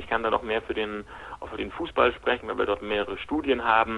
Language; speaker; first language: German; native; German